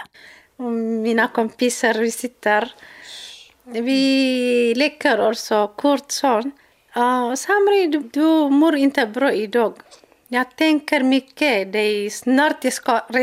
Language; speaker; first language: Swedish; non-native, learner; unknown